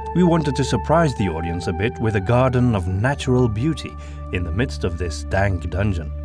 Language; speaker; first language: English; non-native, fluent; Dutch